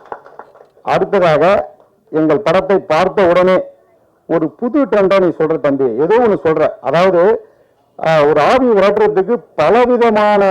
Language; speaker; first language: Tamil; native; Tamil